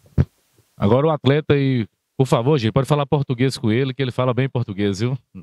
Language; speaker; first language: Portuguese; native; Portuguese